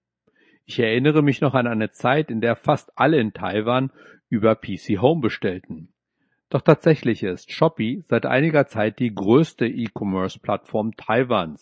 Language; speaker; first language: German; native; German